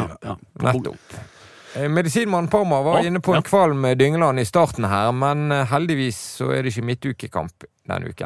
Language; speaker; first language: Norwegian; native; Norwegian